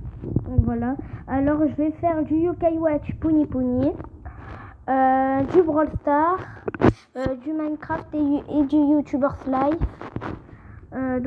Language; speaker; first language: French; native; French